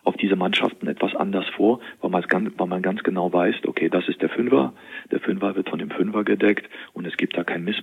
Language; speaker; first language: German; native; German